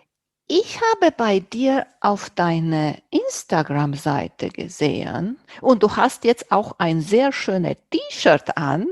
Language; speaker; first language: German; non-native, fluent; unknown